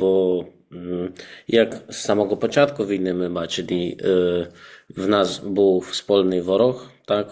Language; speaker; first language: Ukrainian; non-native, fluent; Polish